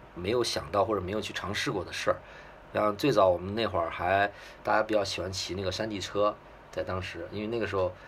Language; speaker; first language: Chinese; native; Chinese